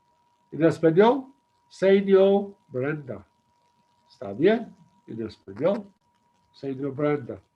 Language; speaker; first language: Spanish; non-native, learner; English